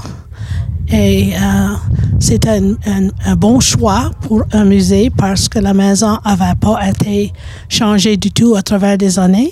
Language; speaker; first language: French; native; French